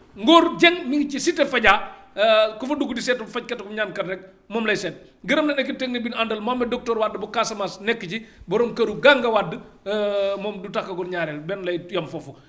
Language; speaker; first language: Wolof; native; Wolof